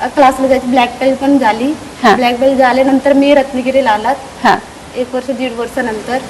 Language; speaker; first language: Marathi; non-native, local second language; Telugu